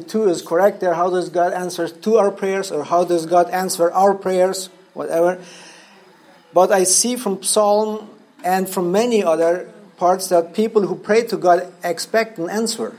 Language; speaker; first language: English; non-native, fluent; Spanish